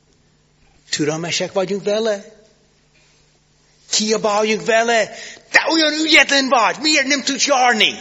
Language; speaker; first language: Hungarian; non-native, learner; English